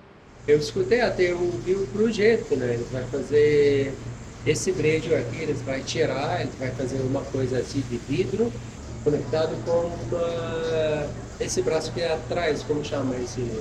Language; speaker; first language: Portuguese; non-native, fluent; Arabic